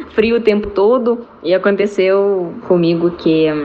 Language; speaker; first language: Portuguese; non-native, fluent; Russian